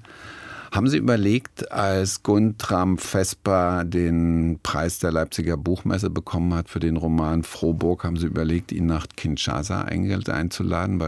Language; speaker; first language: German; native; German